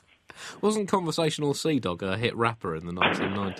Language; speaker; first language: English; native; English